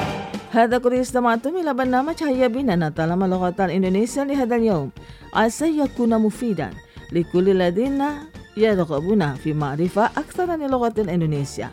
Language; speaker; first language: Arabic; non-native, fluent; Indonesian